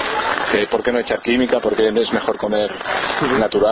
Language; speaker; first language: Spanish; native; Spanish